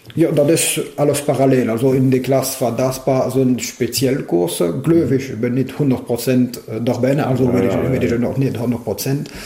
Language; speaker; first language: German; non-native, local second language; French